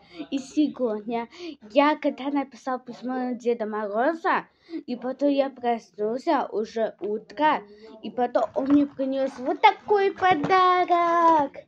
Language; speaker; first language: Russian; non-native, local second language; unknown